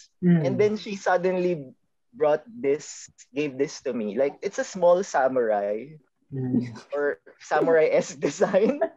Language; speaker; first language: English; non-native, local second language; Filipino